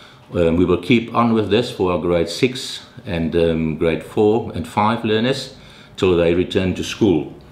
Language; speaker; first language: English; non-native, local second language; Afrikaans